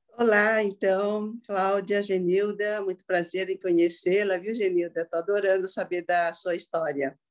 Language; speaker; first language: Portuguese; early bilingual, other home language; Cantonese